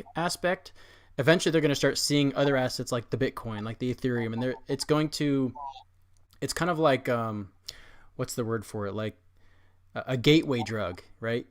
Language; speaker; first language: English; native; English